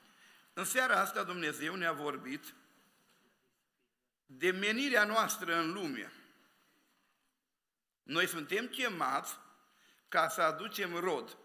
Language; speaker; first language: Romanian; native; Romanian